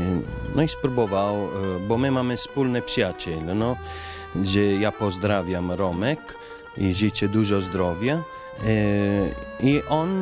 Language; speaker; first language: Polish; non-native, fluent; Italian